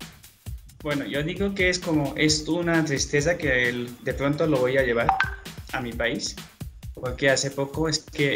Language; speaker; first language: Spanish; non-native, fluent; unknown